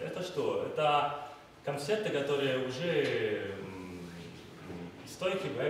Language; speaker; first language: Russian; non-native, learner; Italian